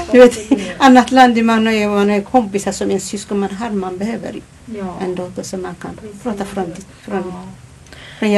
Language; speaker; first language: Swedish; non-native, learner; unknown